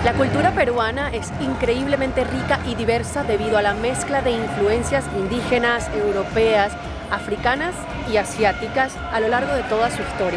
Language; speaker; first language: Spanish; native; Spanish